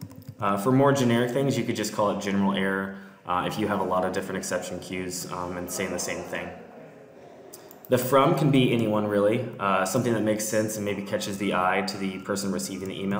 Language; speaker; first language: English; native; English